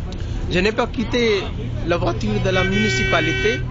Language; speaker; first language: French; non-native, learner; Hindi